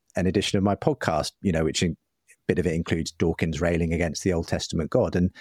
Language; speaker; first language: English; native; English